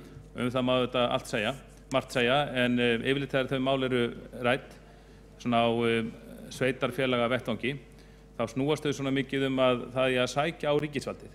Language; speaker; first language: Icelandic; native; Icelandic